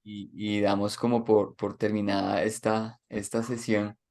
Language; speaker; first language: Spanish; native; Spanish